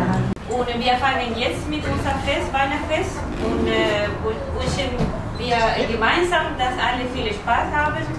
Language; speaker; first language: German; non-native, fluent; Spanish